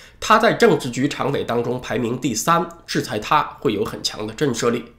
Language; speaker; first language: Chinese; native; Chinese